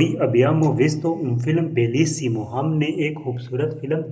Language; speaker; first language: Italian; non-native, fluent; Punjabi